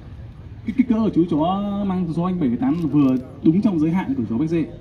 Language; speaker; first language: Vietnamese; native; Vietnamese